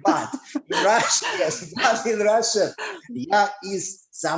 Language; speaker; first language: English; non-native, learner; Russian